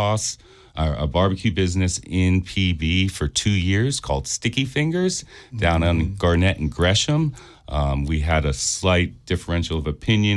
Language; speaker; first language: English; native; English